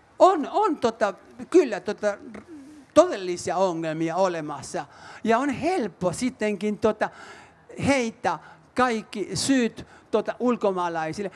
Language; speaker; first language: Finnish; non-native, fluent; Spanish